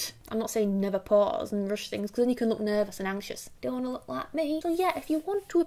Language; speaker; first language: English; native; English